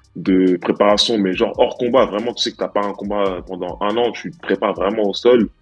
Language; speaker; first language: French; native; French